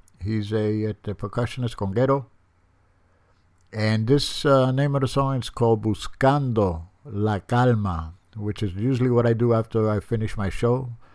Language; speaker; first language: English; early bilingual, other home language; Spanish